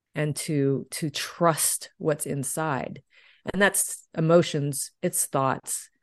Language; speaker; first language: English; native; English